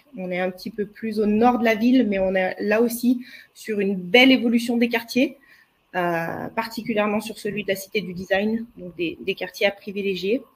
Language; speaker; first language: French; native; French